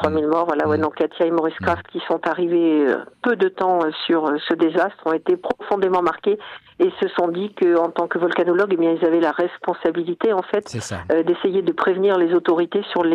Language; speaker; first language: French; native; French